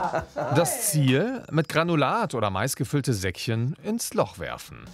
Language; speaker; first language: German; native; German